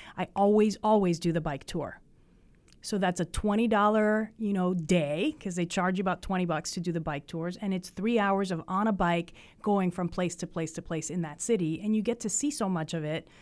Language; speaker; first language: English; early bilingual, other home language; Spanish